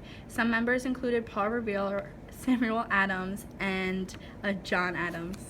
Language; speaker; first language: English; native; English